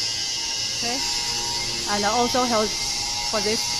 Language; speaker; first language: English; non-native, learner; Chinese